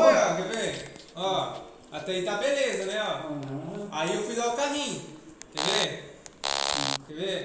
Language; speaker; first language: Portuguese; native; Portuguese